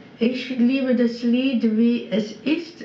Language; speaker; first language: German; non-native, learner; Greek